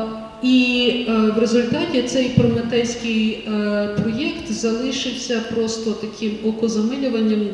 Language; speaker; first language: Ukrainian; native; Ukrainian